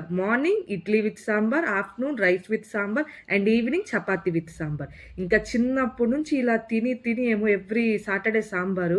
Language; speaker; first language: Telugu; native; Telugu